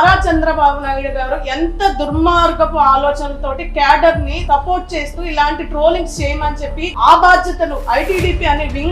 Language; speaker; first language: Telugu; native; Telugu